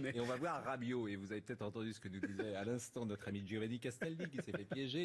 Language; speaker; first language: French; native; French